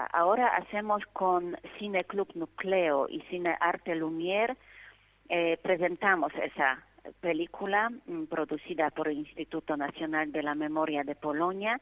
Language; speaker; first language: Spanish; non-native, fluent; Polish